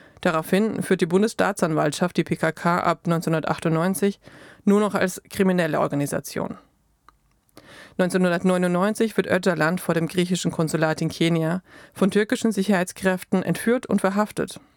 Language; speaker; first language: German; native; German